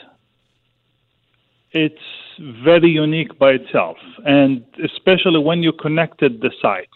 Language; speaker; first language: English; non-native, fluent; Arabic